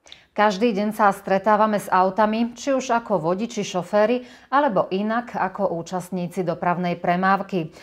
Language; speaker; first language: Slovak; native; Slovak